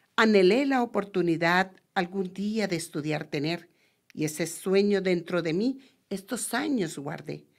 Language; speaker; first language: Spanish; native; Spanish